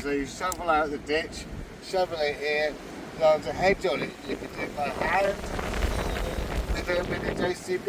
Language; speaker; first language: English; native; English